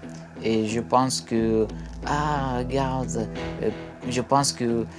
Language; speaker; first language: French; non-native, fluent; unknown